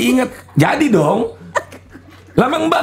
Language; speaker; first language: Indonesian; native; Indonesian